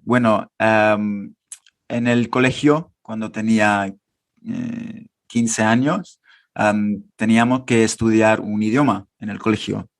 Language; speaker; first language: Spanish; non-native, fluent; English